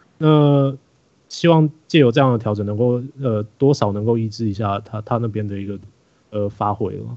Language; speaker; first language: Chinese; native; Chinese